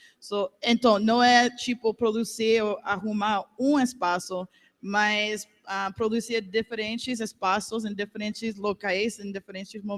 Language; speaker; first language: Portuguese; non-native, learner; English